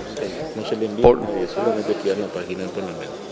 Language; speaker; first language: Spanish; native; Spanish